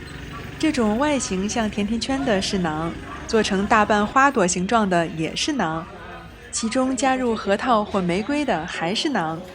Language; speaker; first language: Chinese; native; Chinese